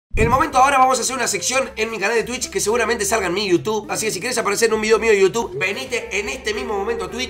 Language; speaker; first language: Spanish; native; Spanish